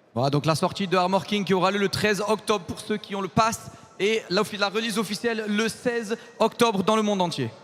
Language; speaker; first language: French; native; French